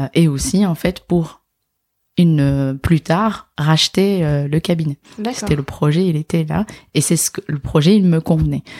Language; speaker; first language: French; non-native, local second language; Arabic